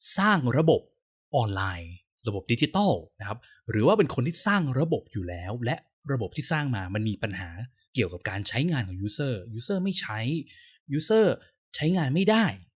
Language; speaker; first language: Thai; native; Thai